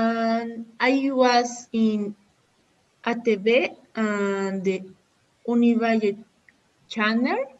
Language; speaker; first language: English; non-native, learner; Spanish